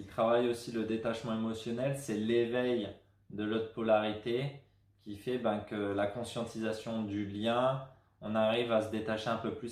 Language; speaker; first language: French; native; French